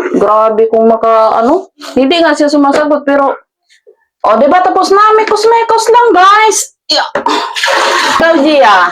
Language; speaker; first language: Filipino; non-native, local second language; Cebuano